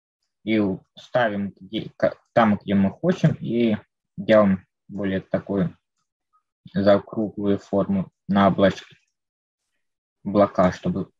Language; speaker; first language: Russian; native; Russian